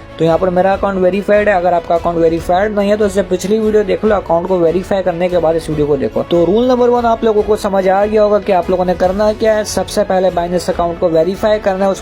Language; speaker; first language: Urdu; non-native, local second language; Punjabi